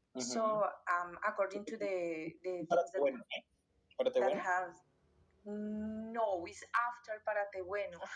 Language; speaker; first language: English; non-native, learner; Spanish